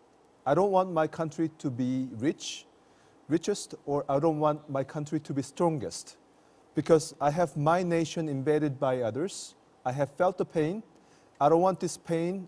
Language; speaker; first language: English; non-native, fluent; Korean